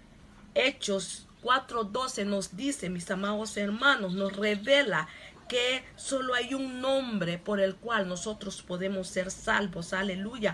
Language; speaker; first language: Spanish; non-native, local second language; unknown